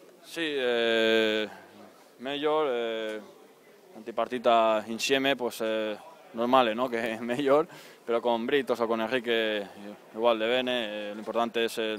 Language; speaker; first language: Italian; non-native, learner; Spanish